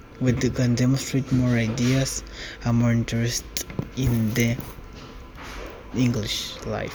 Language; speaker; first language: English; non-native, learner; Spanish